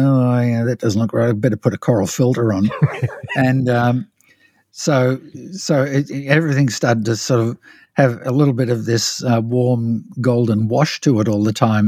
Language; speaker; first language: English; native; English